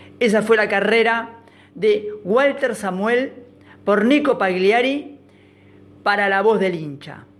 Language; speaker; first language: Spanish; native; Spanish